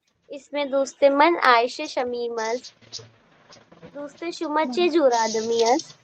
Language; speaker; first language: Persian; non-native, learner; Urdu